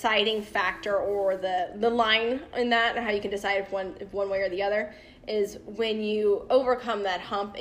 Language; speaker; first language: English; native; English